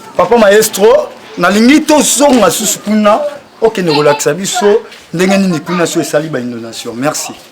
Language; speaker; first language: Lingala; native; Lingala